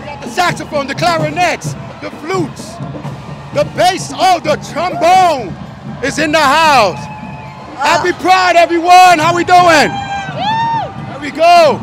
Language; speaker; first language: English; early bilingual, other home language; Spanish